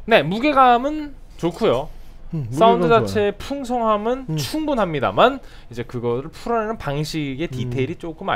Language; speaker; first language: Korean; native; Korean